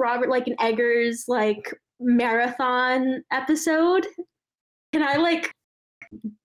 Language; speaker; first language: English; non-native, local second language; Malayalam